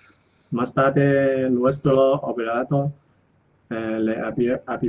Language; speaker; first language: Spanish; non-native, learner; Chinese